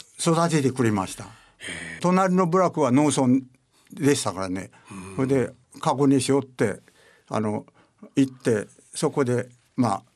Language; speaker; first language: Japanese; native; Japanese